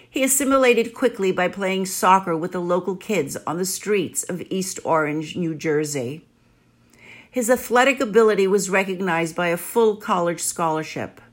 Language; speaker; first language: English; early bilingual, other home language; Greek